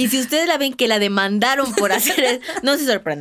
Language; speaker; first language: Spanish; native; Spanish